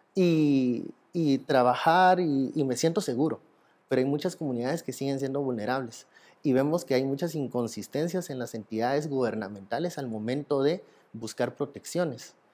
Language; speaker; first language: Spanish; native; Spanish